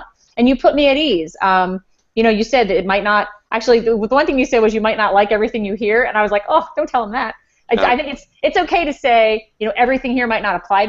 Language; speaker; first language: English; native; English